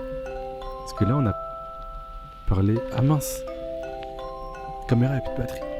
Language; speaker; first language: French; native; French